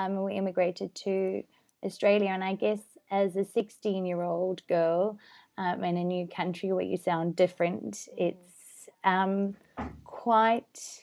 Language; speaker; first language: English; native; English